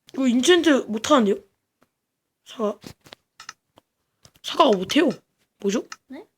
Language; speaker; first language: Korean; native; Korean